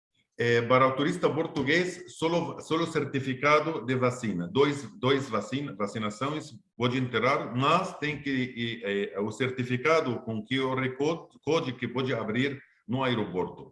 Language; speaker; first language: Portuguese; non-native, fluent; Arabic